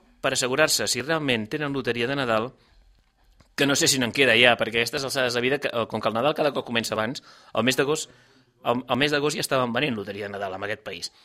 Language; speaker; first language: Catalan; native; Catalan